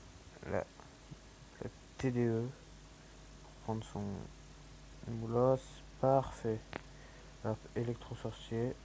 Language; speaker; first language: French; native; French